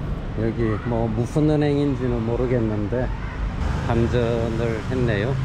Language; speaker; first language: Korean; native; Korean